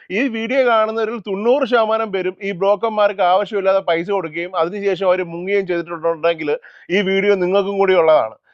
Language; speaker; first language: Malayalam; native; Malayalam